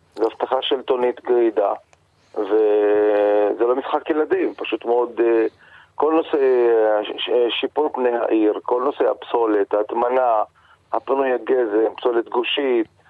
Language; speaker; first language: Hebrew; non-native, local second language; Arabic